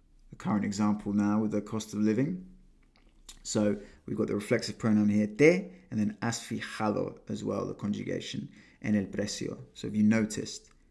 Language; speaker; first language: English; native; English